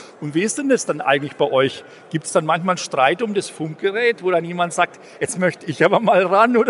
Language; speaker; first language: German; native; German